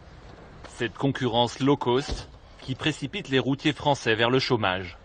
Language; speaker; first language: French; native; French